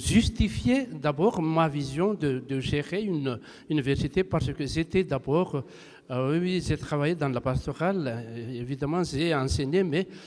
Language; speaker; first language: French; non-native, local second language; Malagasy